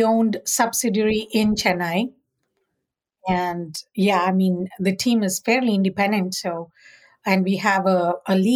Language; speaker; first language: English; non-native, local second language; Tamil